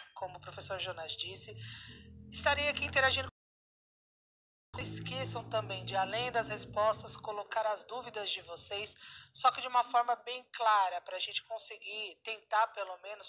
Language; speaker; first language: Portuguese; native; Portuguese